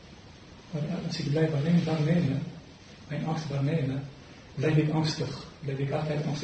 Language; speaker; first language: Dutch; non-native, fluent; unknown